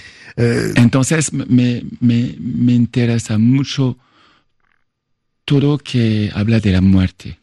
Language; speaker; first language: Spanish; non-native, fluent; French